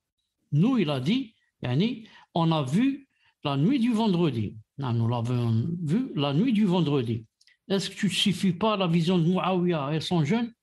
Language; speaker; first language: French; non-native, local second language; Arabic